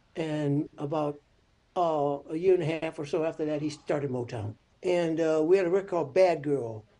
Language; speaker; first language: English; native; English